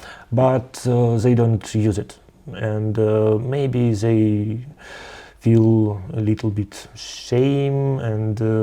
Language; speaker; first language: English; non-native, learner; Russian